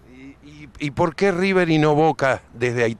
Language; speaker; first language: Spanish; native; Spanish